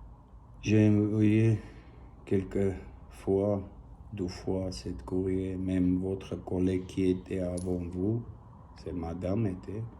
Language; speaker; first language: French; non-native, learner; Armenian